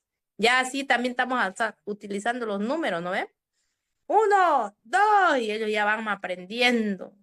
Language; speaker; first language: Spanish; native; Spanish